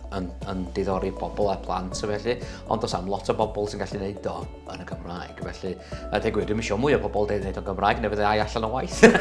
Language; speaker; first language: Welsh; non-native, local second language; English